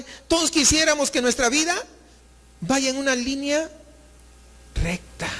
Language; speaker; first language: Spanish; native; Spanish